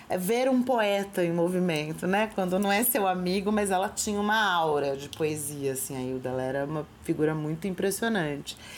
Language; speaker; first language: Portuguese; native; Portuguese